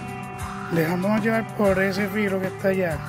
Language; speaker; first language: Spanish; native; Spanish